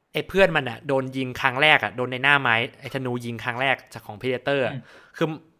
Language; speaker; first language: Thai; native; Thai